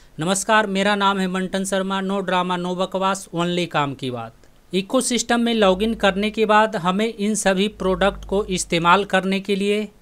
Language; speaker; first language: Hindi; native; Hindi